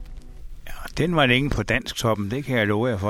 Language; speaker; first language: Danish; native; Danish